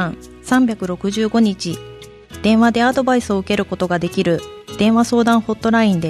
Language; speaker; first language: Japanese; native; Japanese